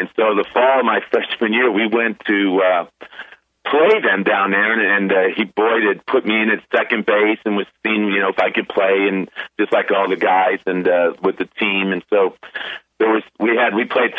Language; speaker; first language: English; native; English